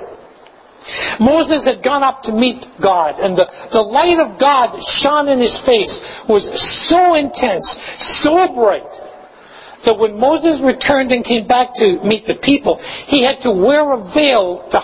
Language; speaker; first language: English; native; English